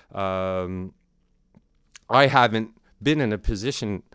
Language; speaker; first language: English; non-native, fluent; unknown